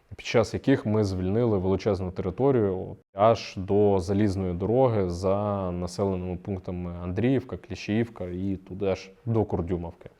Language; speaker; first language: Ukrainian; native; Ukrainian